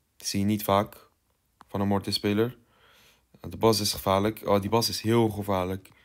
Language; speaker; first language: Dutch; early bilingual, other home language; Turkish